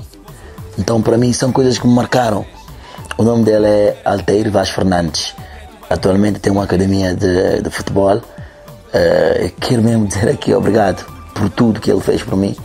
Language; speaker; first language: Portuguese; non-native, local second language; Upper Guinea Crioulo